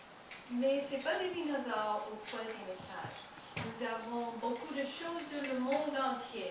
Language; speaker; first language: French; non-native, learner; English